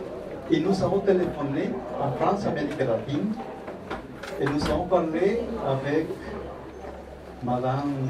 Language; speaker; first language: French; non-native, fluent; Spanish